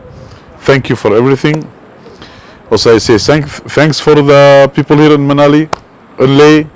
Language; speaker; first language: English; non-native, learner; Arabic